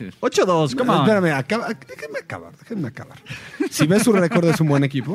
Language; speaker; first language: Spanish; native; Spanish